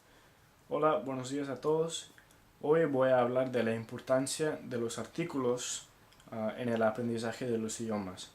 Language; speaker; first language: Spanish; non-native, fluent; English